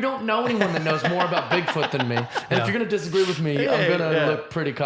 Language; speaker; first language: English; native; English